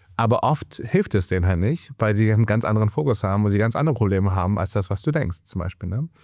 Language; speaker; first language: German; early bilingual, other home language; Chinese